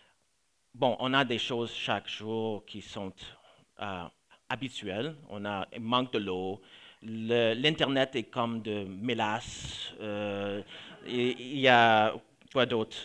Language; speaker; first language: French; non-native, fluent; English